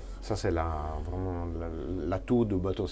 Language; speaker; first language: French; non-native, fluent; Italian